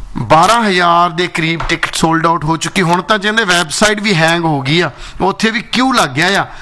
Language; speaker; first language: Punjabi; native; Punjabi